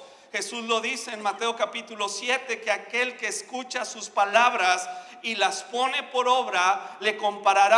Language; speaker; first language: Spanish; native; Spanish